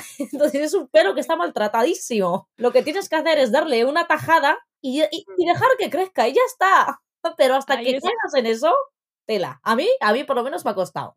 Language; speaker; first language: Spanish; early bilingual, other home language; Arabic